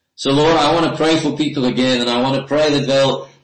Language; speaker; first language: English; non-native, local second language; Afrikaans